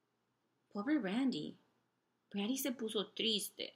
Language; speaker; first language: Spanish; non-native, fluent; English